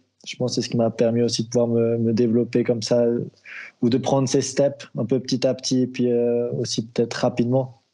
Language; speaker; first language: French; native; French